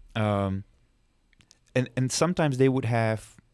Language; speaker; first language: English; non-native, fluent; Czech